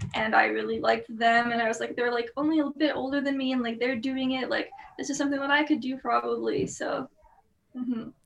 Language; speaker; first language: English; native; English